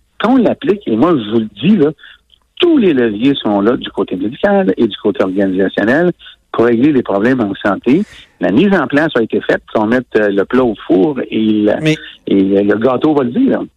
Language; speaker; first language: French; native; French